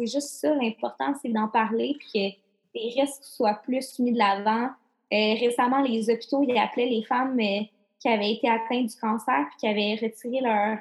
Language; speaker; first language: French; native; French